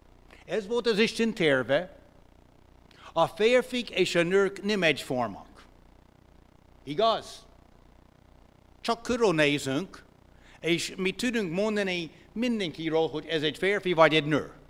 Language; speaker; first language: Hungarian; non-native, fluent; English